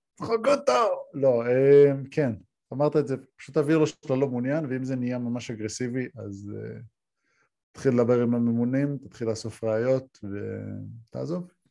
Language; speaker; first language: Hebrew; native; Hebrew